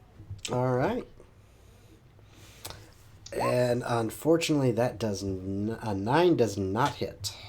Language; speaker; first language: English; native; English